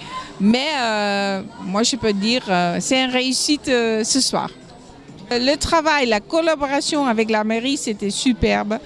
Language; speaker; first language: French; non-native, fluent; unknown